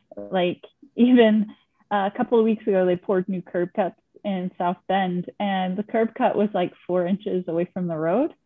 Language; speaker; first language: English; native; English